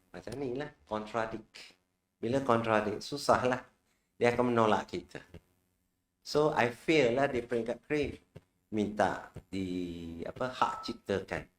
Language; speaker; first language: Malay; non-native, local second language; Chinese